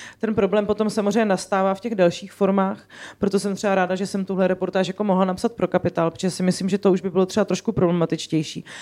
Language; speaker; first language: Czech; native; Czech